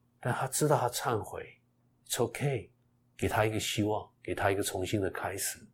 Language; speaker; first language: Chinese; early bilingual, heritage; Chinese